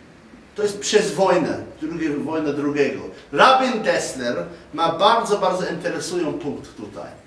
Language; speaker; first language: Polish; non-native, learner; English